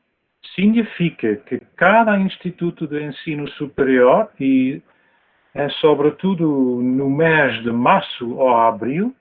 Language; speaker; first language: Portuguese; non-native, fluent; Dutch